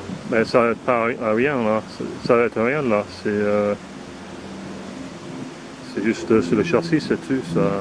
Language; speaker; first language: French; non-native, fluent; English